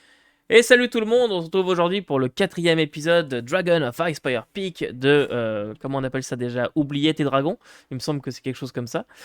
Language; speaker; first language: French; native; French